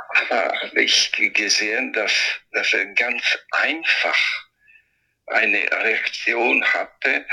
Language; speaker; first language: German; non-native, fluent; Italian